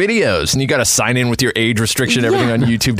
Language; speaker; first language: English; native; English